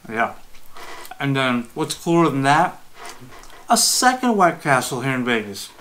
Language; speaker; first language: English; native; English